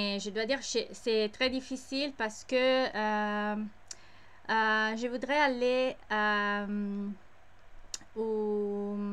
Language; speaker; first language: French; non-native, learner; English